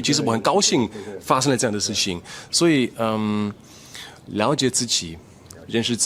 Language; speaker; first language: Chinese; non-native, fluent; German